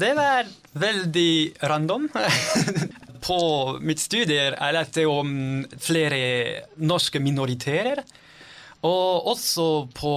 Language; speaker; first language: Norwegian; non-native, learner; French